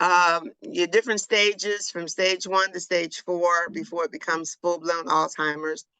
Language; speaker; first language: English; native; English